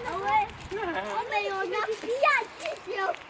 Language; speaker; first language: French; native; French